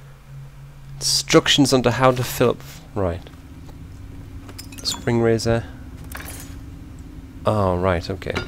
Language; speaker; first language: English; native; English